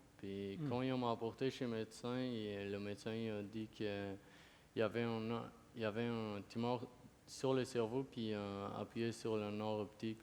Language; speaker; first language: French; early bilingual, other home language; Kurdish